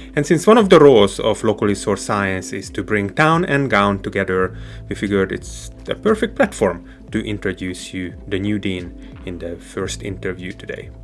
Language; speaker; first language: English; non-native, fluent; Hungarian